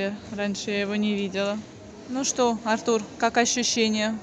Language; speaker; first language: Russian; native; Russian